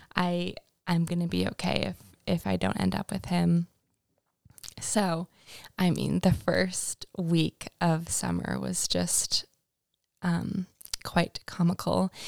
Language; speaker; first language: English; native; English